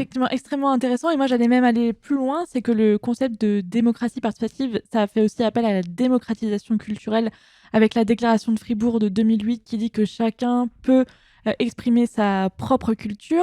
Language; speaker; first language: French; native; French